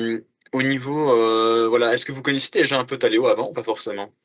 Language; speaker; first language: French; native; French